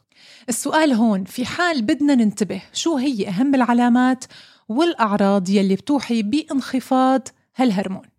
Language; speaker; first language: Arabic; native; Arabic